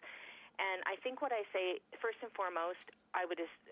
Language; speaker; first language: English; native; English